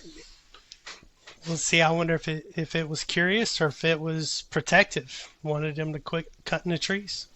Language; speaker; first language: English; native; English